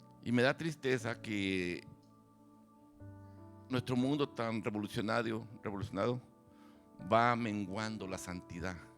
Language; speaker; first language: Spanish; native; Spanish